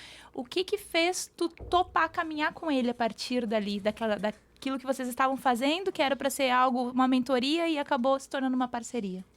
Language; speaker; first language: Portuguese; native; Portuguese